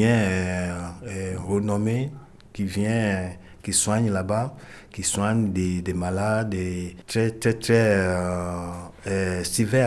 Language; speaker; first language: French; non-native, fluent; Ewe